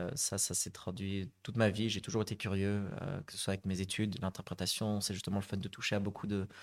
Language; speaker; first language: French; native; French